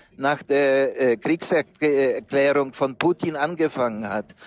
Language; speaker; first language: German; non-native, fluent; Polish